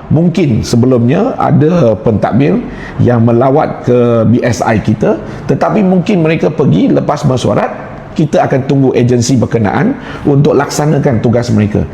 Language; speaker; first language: Malay; non-native, local second language; Chinese